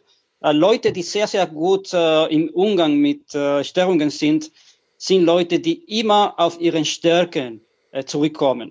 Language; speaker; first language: German; non-native, fluent; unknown